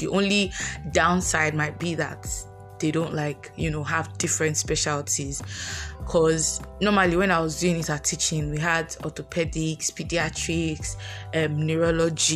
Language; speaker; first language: English; non-native, local second language; Yoruba